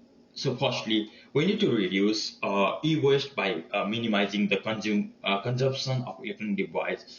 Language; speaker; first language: English; non-native, learner; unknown